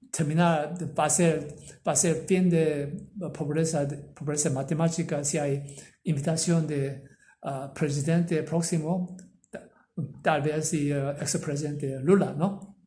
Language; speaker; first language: Portuguese; non-native, learner; Korean